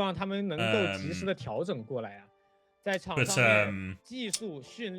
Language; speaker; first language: Chinese; native; Chinese